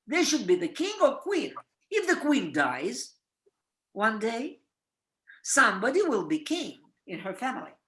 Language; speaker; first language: English; non-native, fluent; Russian